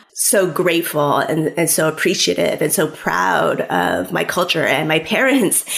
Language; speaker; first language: English; early bilingual, other home language; Cantonese